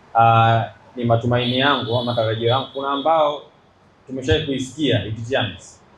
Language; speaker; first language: Swahili; native; Swahili